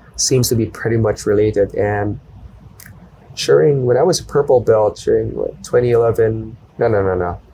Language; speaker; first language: English; non-native, local second language; Filipino